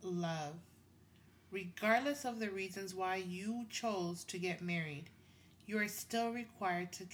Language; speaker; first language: English; non-native, local second language; Swahili